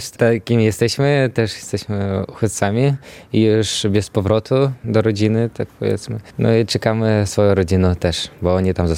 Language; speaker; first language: Polish; non-native, fluent; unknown